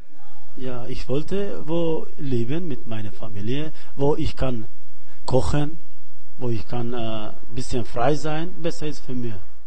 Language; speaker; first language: German; non-native, learner; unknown